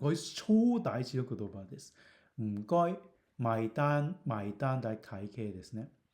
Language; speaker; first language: Japanese; non-native, fluent; Cantonese